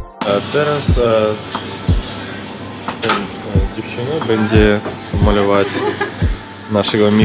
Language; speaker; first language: Polish; non-native, learner; Russian